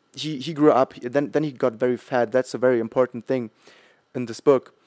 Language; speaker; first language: English; non-native, fluent; German